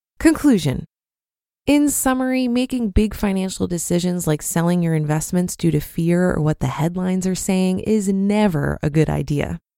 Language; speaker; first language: English; native; English